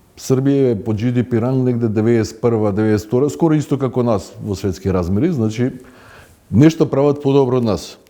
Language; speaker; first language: Macedonian; native; Macedonian